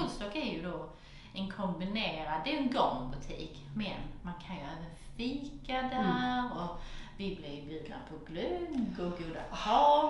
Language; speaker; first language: Swedish; native; Swedish